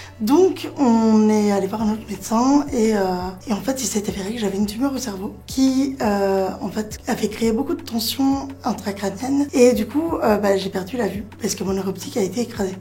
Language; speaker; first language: French; native; French